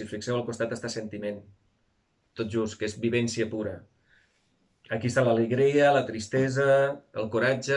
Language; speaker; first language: Catalan; native; Catalan